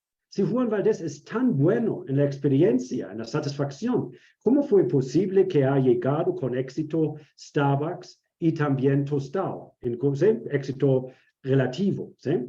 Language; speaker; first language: Spanish; non-native, fluent; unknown